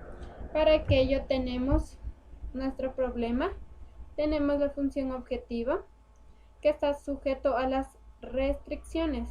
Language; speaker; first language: Spanish; native; Spanish